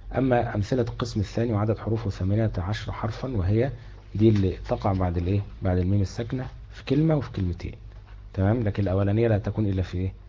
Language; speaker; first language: Arabic; native; Arabic